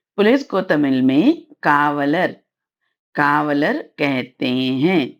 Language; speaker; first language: Hindi; non-native, local second language; Tamil